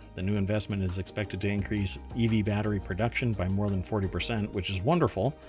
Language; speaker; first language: English; non-native, fluent; German